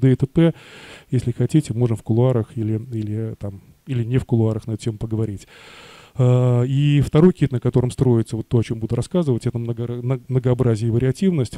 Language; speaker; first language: Russian; native; Russian